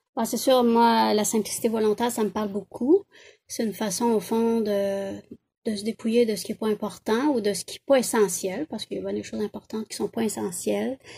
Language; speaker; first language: French; native; French